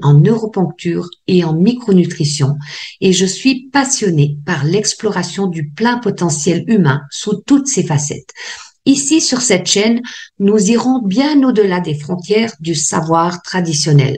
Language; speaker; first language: French; native; French